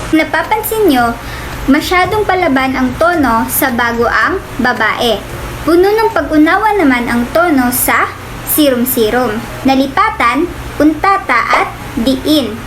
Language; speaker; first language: Filipino; non-native, local second language; Cebuano